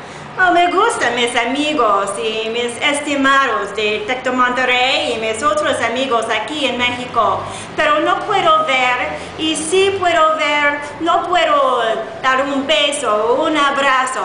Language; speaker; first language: Spanish; non-native, learner; English